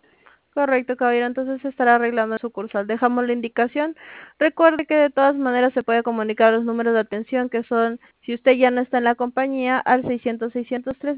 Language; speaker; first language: Spanish; native; Spanish